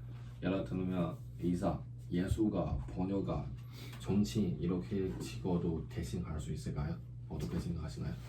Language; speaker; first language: Korean; non-native, learner; Chinese